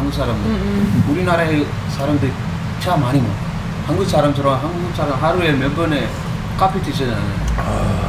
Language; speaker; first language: Korean; non-native, fluent; Urdu